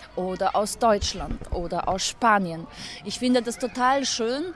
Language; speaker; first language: German; early bilingual, other home language; Polish